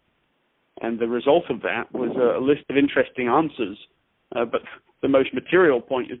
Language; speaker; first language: English; native; English